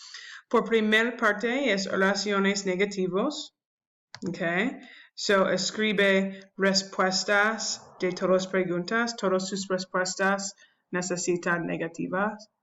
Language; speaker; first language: Spanish; non-native, learner; English